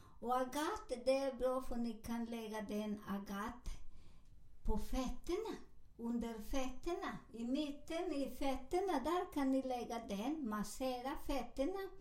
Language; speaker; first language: Swedish; non-native, learner; Spanish